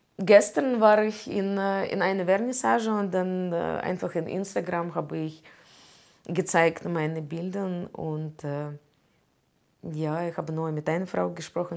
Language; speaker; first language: German; non-native, learner; Russian